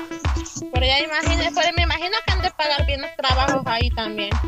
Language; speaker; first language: Spanish; native; Spanish